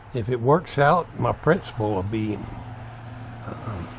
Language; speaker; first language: English; native; English